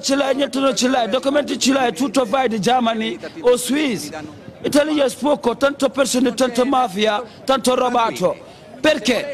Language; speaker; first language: Italian; non-native, learner; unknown